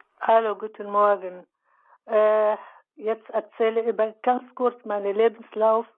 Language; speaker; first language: German; early bilingual, other home language; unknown